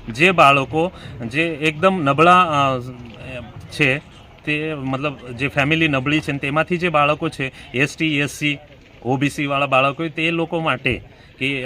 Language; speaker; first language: Gujarati; non-native, local second language; Marathi